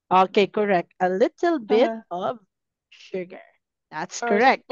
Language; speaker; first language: English; non-native, fluent; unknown